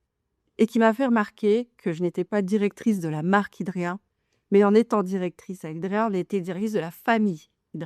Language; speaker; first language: French; native; French